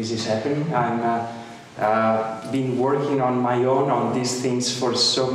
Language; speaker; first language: English; non-native, fluent; Italian